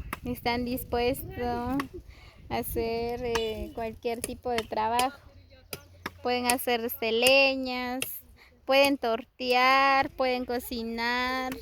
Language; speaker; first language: Spanish; native; Spanish